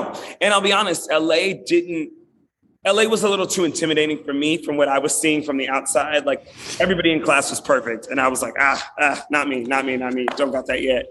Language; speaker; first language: English; native; English